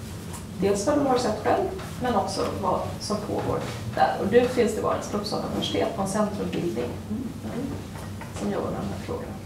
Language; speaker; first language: Swedish; native; Swedish